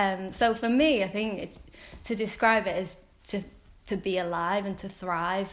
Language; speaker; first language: English; native; English